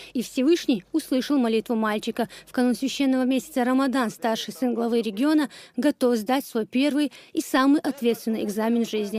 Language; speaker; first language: Russian; native; Russian